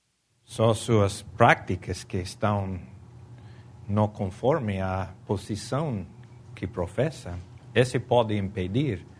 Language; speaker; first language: Portuguese; non-native, fluent; Spanish